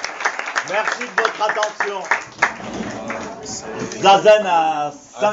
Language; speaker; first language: French; native; French